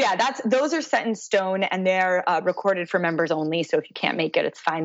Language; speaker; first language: English; native; English